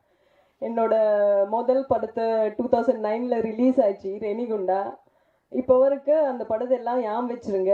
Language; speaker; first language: Tamil; non-native, fluent; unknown